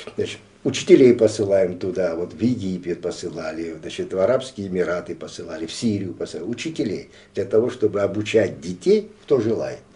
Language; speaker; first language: Russian; non-native, local second language; Abkhazian